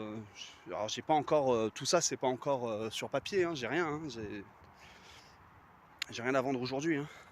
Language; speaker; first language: French; native; French